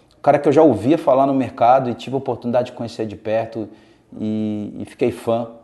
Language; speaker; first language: Portuguese; native; Portuguese